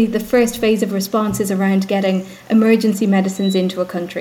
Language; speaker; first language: English; native; English